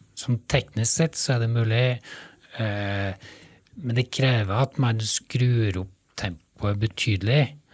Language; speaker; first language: Norwegian; native; Norwegian